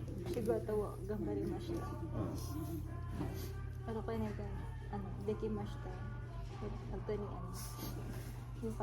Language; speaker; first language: Japanese; non-native, learner; Filipino